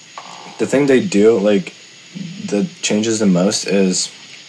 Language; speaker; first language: English; non-native, fluent; Russian